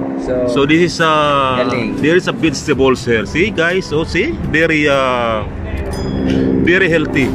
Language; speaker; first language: English; non-native, local second language; Filipino